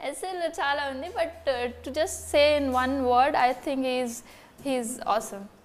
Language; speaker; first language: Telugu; non-native, fluent; Hindi